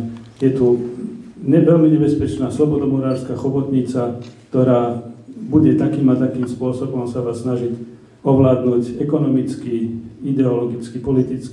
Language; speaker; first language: Slovak; native; Slovak